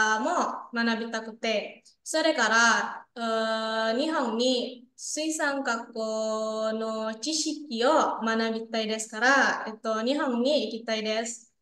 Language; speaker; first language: Japanese; non-native, learner; Indonesian